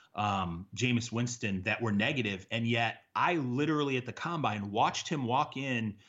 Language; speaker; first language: English; native; English